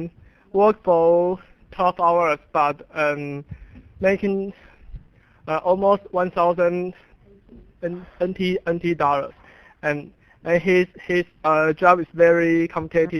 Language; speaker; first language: English; non-native, learner; Chinese